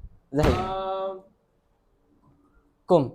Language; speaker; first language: Arabic; non-native, learner; Malay